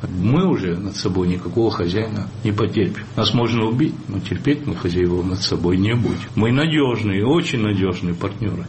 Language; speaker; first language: Russian; non-native, local second language; Abkhazian